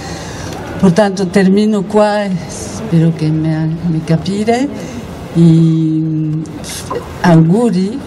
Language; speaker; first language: Italian; non-native, learner; Spanish